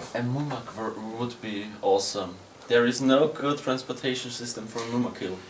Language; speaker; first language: English; non-native, learner; German